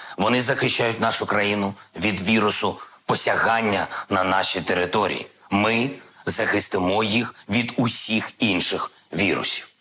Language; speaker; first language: Ukrainian; non-native, local second language; Russian